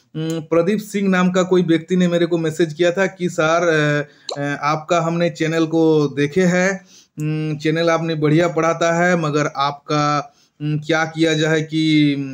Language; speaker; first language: Hindi; non-native, local second language; Bangla